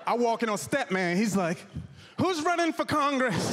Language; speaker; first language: English; native; English